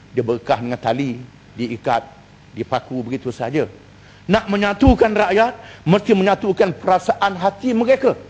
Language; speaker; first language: Malay; native; Malay